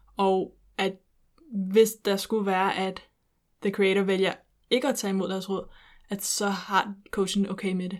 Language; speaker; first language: Danish; early bilingual, heritage; Danish